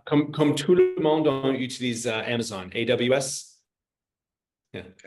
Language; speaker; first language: French; non-native, fluent; English